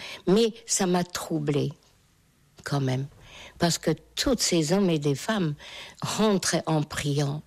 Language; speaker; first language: French; non-native, fluent; Hungarian